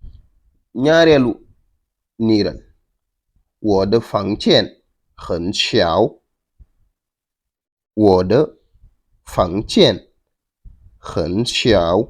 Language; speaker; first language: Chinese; non-native, fluent; Wolof